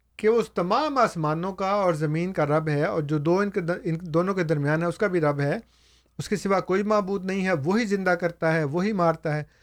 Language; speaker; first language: Urdu; native; Urdu